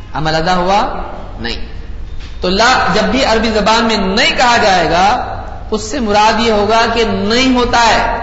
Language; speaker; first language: Urdu; native; Urdu